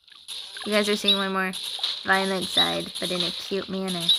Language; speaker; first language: English; native; English